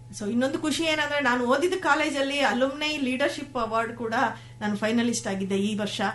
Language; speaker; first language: Kannada; native; Kannada